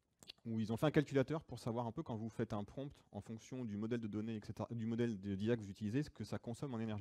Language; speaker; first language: French; native; French